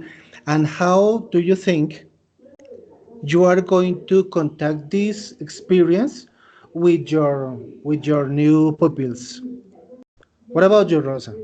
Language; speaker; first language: English; non-native, fluent; Spanish